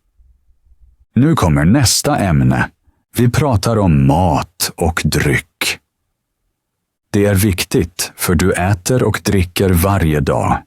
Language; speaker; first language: Swedish; native; Swedish